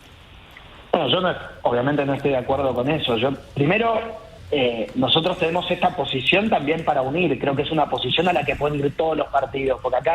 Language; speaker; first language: Spanish; native; Spanish